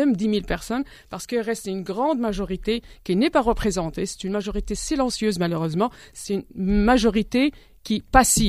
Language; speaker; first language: French; non-native, local second language; Arabic